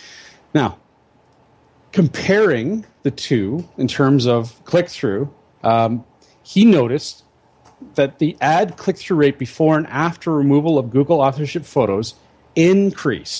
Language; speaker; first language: English; native; English